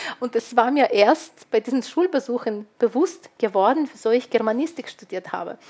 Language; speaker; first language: German; non-native, fluent; Ukrainian